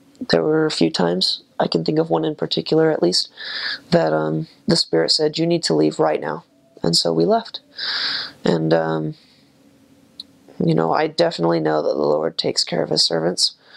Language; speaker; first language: English; native; English